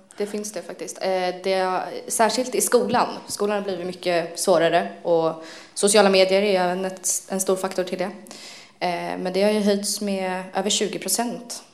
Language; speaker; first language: Swedish; native; Swedish